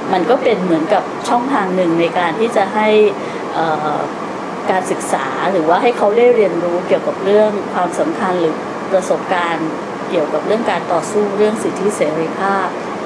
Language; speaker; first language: Thai; native; Thai